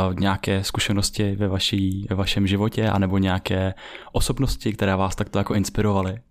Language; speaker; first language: Czech; native; Czech